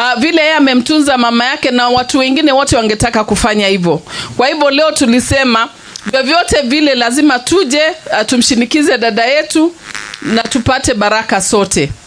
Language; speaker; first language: Swahili; native; Swahili